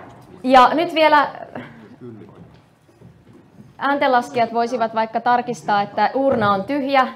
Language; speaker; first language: Finnish; native; Finnish